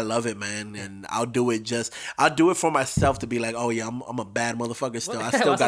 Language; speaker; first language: English; native; English